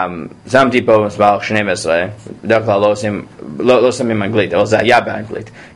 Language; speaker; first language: Hebrew; non-native, fluent; English